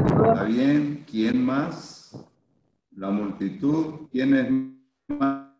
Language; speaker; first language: Spanish; native; Spanish